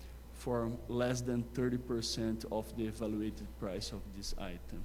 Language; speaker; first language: English; non-native, fluent; Portuguese